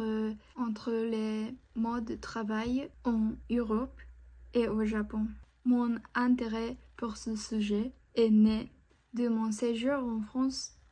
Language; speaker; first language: French; non-native, fluent; Japanese